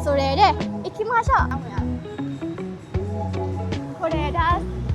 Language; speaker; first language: Japanese; non-native, learner; Burmese